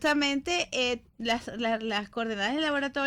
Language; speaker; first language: Spanish; native; Spanish